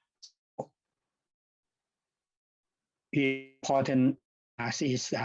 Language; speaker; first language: English; non-native, fluent; Thai